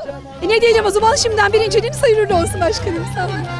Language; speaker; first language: Turkish; native; Turkish